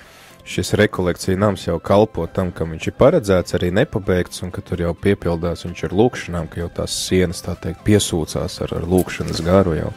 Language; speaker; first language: Latvian; native; Latvian